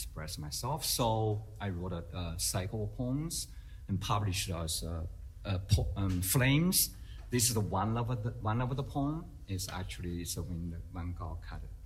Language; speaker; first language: English; non-native, fluent; Chinese